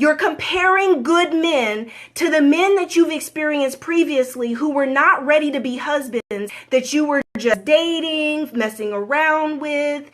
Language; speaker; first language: English; native; English